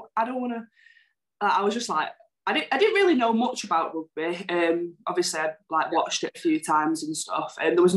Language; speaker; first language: English; native; English